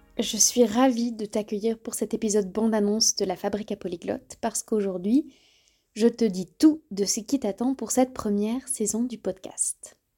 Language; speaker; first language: French; native; French